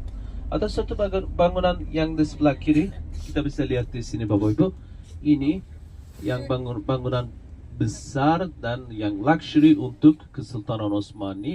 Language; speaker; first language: Indonesian; non-native, fluent; Turkish